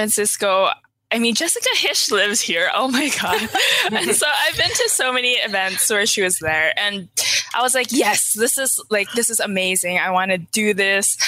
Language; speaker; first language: English; non-native, local second language; Filipino